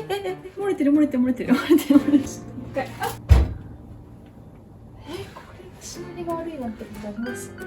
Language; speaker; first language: Japanese; native; Japanese